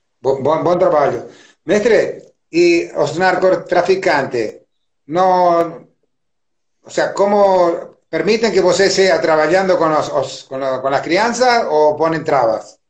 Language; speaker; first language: Portuguese; non-native, learner; Spanish